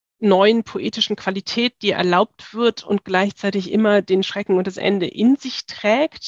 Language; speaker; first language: German; native; German